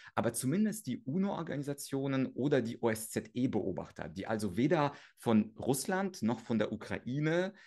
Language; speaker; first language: German; early bilingual, other home language; Russian